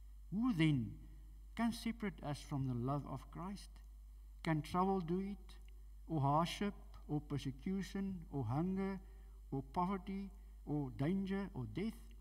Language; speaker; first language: English; non-native, local second language; Afrikaans